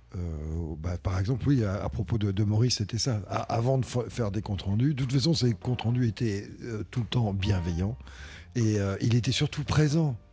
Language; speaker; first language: French; native; French